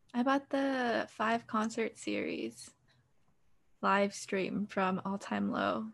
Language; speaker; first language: English; early bilingual, other home language; Korean